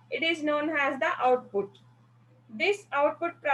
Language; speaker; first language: English; non-native, local second language; Telugu